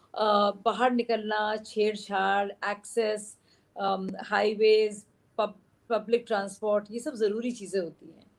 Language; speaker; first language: Hindi; native; Hindi